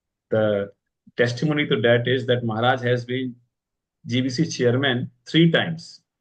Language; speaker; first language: English; non-native, local second language; Hindi